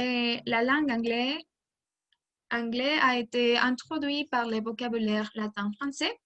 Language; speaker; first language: French; non-native, learner; Spanish